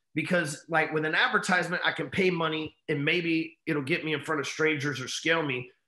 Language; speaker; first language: English; native; English